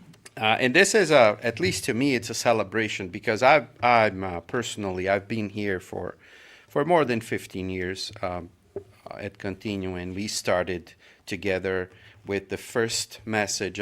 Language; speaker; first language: English; non-native, fluent; Portuguese